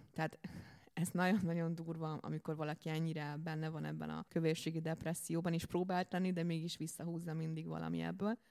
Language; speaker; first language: Hungarian; native; Hungarian